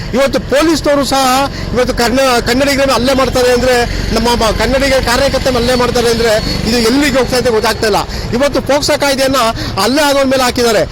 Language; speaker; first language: Kannada; native; Kannada